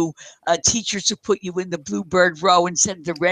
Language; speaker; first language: English; native; English